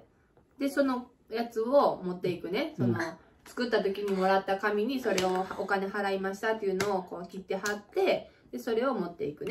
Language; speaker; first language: Japanese; native; Japanese